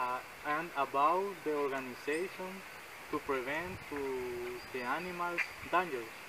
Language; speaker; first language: English; non-native, learner; Spanish